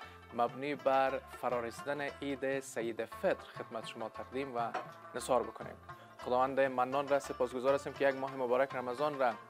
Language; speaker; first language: Persian; native; Persian